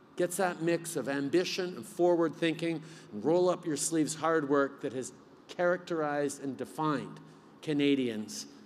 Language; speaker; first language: English; early bilingual, other home language; French